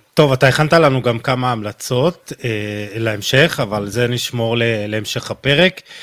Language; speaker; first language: Hebrew; native; Hebrew